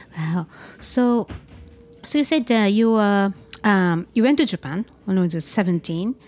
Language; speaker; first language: English; non-native, fluent; Japanese